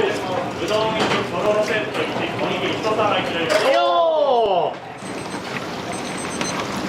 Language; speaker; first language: Japanese; native; Japanese